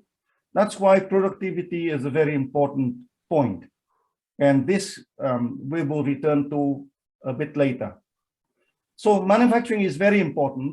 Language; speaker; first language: English; non-native, fluent; Vietnamese